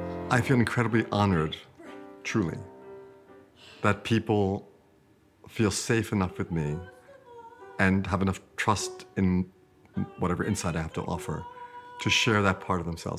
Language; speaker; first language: English; native; English